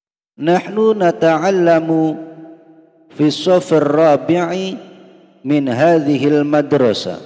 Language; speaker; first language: Arabic; non-native, fluent; Indonesian